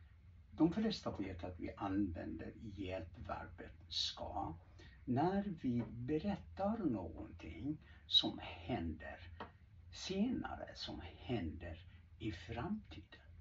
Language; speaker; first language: Swedish; non-native, fluent; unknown